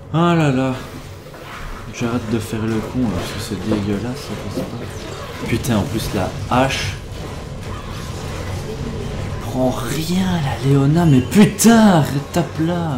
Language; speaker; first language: French; native; French